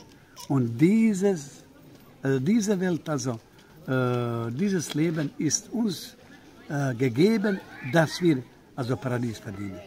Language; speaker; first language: German; non-native, fluent; Croatian